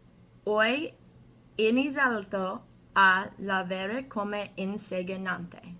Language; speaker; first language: Italian; non-native, learner; English